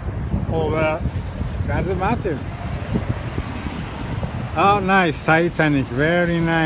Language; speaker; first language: English; non-native, learner; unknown